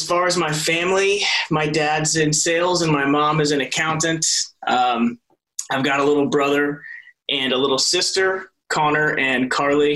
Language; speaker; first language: English; native; English